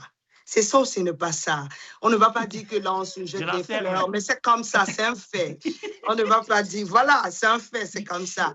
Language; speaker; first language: French; non-native, local second language; Duala